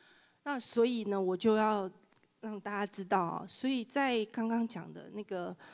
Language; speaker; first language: Chinese; native; Chinese